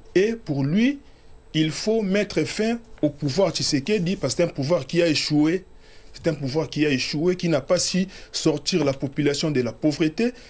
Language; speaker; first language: French; non-native, local second language; Lingala